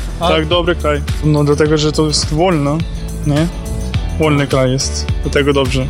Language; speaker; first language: Polish; non-native, learner; Ukrainian